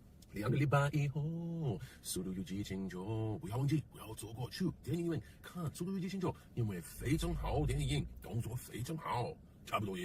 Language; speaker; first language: Chinese; non-native, learner; English